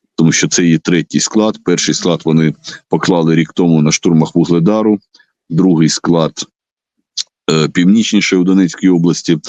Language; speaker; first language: Ukrainian; non-native, local second language; Russian